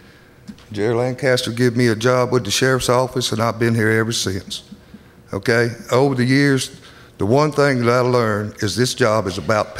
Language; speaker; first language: English; native; English